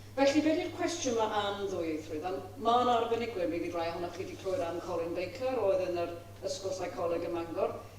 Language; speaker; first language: Welsh; non-native, fluent; English